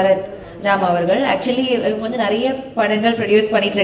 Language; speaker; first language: Tamil; native; Tamil